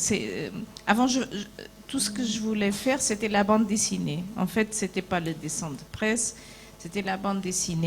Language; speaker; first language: French; non-native, fluent; Portuguese